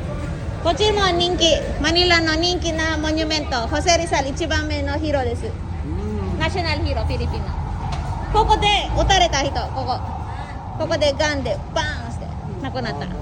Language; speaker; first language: Japanese; non-native, fluent; Filipino